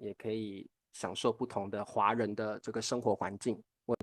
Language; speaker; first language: Chinese; native; Chinese